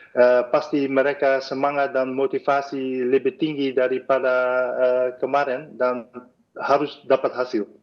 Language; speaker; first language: Indonesian; non-native, fluent; Dutch